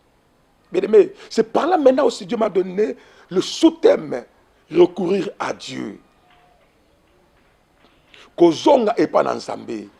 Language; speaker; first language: French; non-native, local second language; Lingala